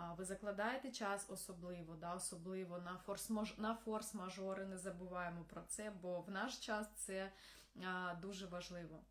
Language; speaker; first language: Ukrainian; non-native, local second language; Russian